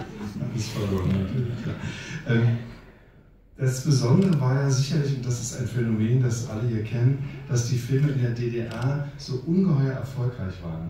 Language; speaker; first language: German; native; German